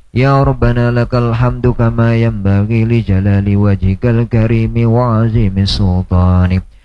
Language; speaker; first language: Arabic; non-native, fluent; Indonesian